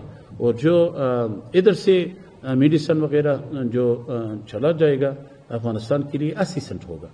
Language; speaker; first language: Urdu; non-native, fluent; Persian